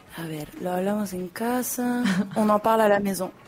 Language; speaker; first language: Spanish; non-native, fluent; French